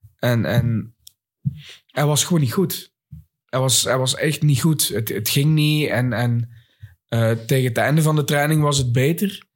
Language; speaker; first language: Dutch; native; Dutch